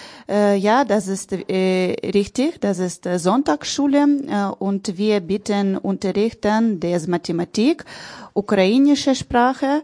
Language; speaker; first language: German; non-native, learner; Ukrainian